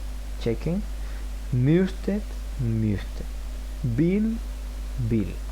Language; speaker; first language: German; non-native, fluent; Spanish